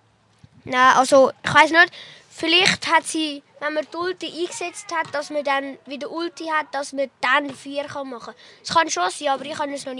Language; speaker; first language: German; native; German